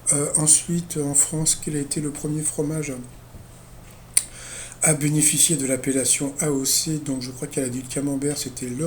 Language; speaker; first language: French; native; French